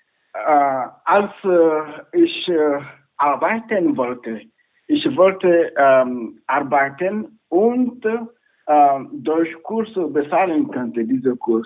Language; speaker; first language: German; non-native, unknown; Wolof